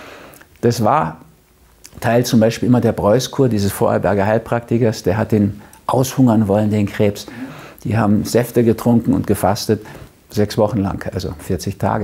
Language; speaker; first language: German; native; German